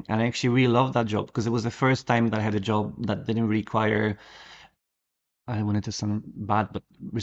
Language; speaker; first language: English; non-native, fluent; Polish